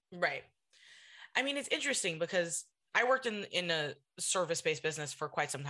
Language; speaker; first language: English; native; English